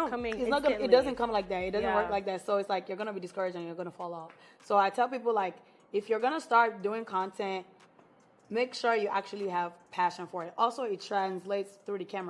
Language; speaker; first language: English; non-native, local second language; Yoruba